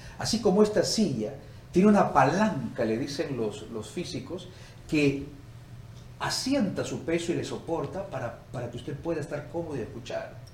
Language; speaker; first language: Spanish; native; Spanish